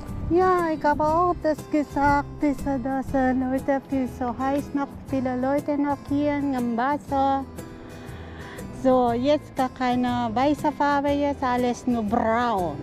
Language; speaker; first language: German; non-native, learner; Filipino